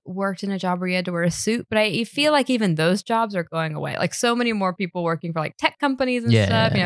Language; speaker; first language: English; native; English